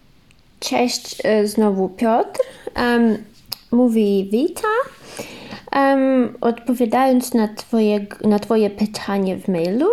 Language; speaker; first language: Polish; early bilingual, heritage; Ukrainian